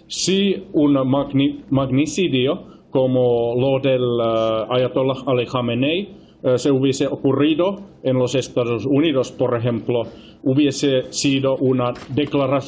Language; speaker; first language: Spanish; non-native, fluent; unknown